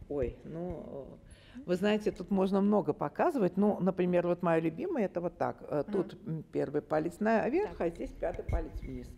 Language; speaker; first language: Russian; non-native, local second language; Udmurt